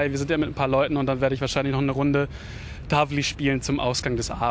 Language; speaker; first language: German; native; German